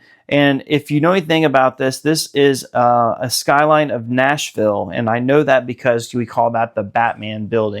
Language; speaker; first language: English; native; English